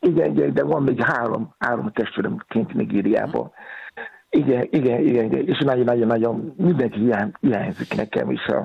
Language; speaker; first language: Hungarian; non-native, learner; Yoruba